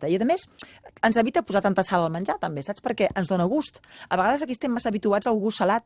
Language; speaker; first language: Catalan; native; Catalan